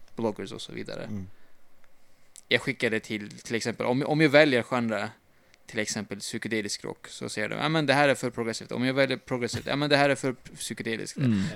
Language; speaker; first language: Swedish; non-native, fluent; Turkish